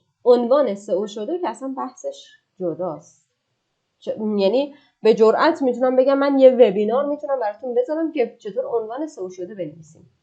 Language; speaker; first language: Persian; native; Persian